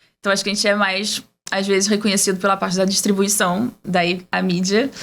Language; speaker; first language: Portuguese; early bilingual, heritage; Portuguese